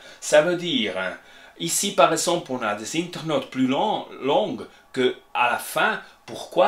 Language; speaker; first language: French; non-native, fluent; Spanish